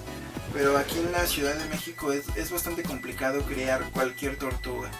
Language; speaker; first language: Spanish; native; Spanish